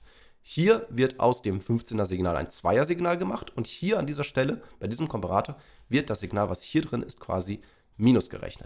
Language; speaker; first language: German; native; German